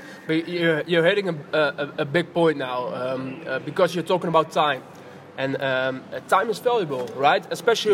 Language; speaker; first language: English; non-native, fluent; Dutch